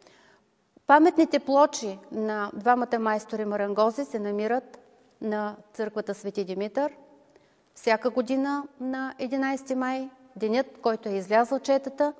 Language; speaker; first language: Bulgarian; native; Bulgarian